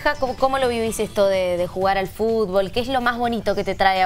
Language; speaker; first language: Spanish; native; Spanish